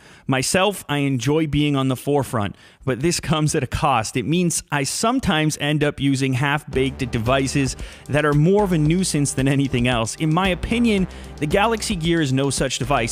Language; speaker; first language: English; native; English